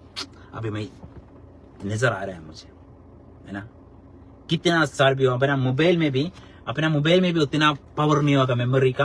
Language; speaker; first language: Hindi; non-native, local second language; Malayalam